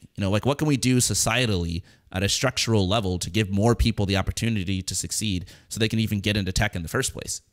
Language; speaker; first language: English; native; English